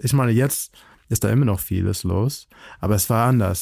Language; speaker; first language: German; non-native, fluent; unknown